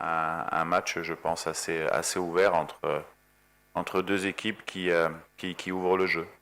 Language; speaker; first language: French; native; French